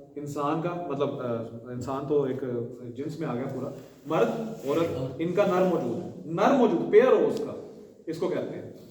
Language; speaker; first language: Urdu; non-native, local second language; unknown